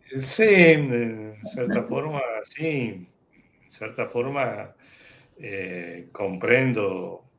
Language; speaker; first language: Portuguese; non-native, fluent; Spanish